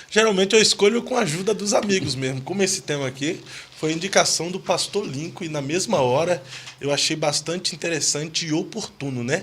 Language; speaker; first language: Portuguese; native; Portuguese